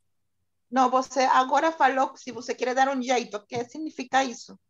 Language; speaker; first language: Portuguese; non-native, learner; Spanish